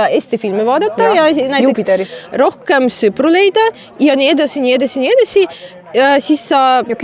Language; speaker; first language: Estonian; non-native, fluent; Russian